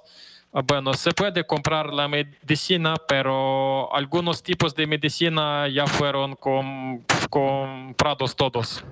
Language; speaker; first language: Spanish; non-native, fluent; Ukrainian